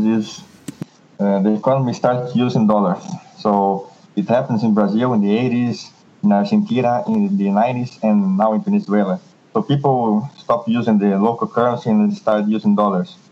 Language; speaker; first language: English; non-native, fluent; Portuguese